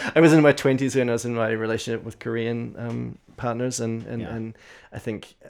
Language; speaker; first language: English; native; English